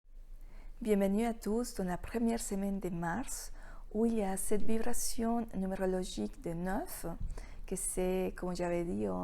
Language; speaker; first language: French; non-native, fluent; Spanish